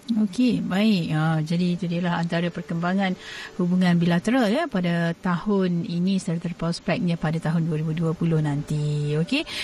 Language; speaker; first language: Malay; native; Malay